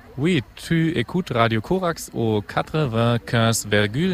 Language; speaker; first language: French; non-native, fluent; German